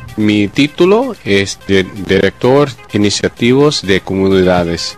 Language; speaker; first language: Spanish; non-native, learner; English